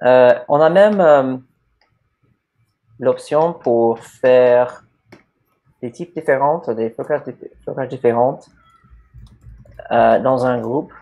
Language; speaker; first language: French; non-native, learner; English